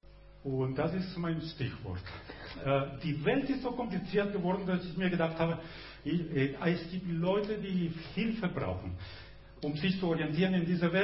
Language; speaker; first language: German; non-native, fluent; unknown